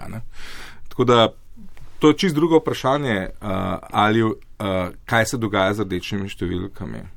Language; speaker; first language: Slovenian; native; Slovenian